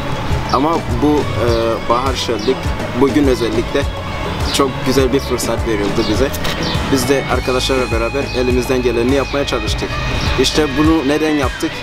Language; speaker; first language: Turkish; non-native, fluent; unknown